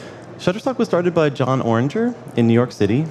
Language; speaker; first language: English; native; English